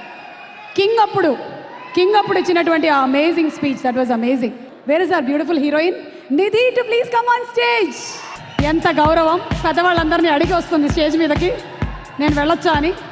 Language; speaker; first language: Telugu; native; Telugu